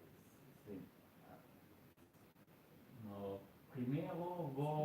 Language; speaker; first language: Portuguese; non-native, learner; German